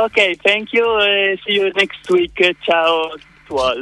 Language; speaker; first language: English; non-native, learner; Italian